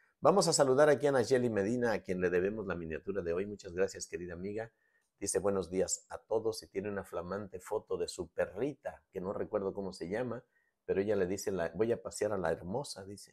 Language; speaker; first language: Spanish; native; Spanish